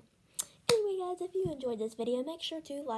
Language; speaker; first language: English; native; English